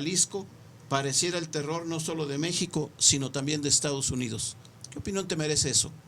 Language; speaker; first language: Spanish; native; Spanish